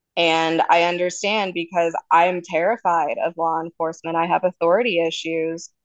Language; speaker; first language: English; native; English